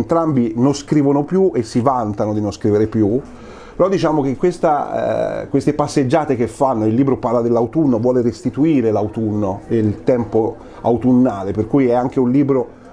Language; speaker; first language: Italian; native; Italian